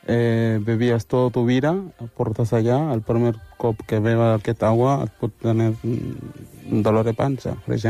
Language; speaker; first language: Catalan; early bilingual, other home language; Wolof